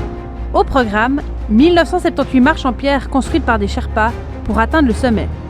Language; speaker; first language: French; native; French